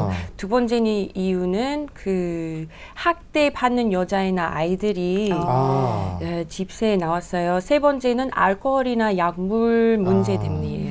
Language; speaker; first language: Korean; non-native, learner; English